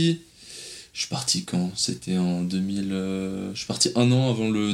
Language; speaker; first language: French; native; French